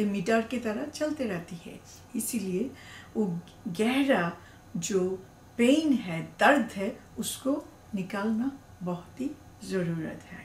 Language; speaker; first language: Hindi; non-native, learner; Bangla